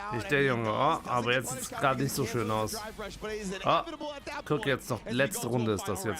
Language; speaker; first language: German; early bilingual, heritage; German